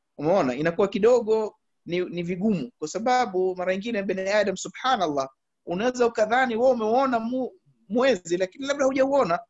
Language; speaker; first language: Swahili; early bilingual, heritage; Arabic